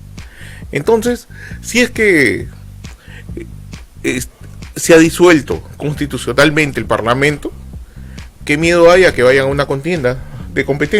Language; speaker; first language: Spanish; native; Spanish